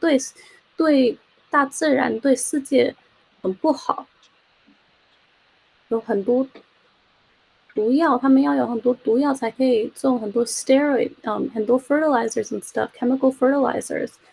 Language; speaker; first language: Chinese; early bilingual, heritage; Chinese